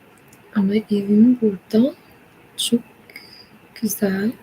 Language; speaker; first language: Turkish; non-native, learner; English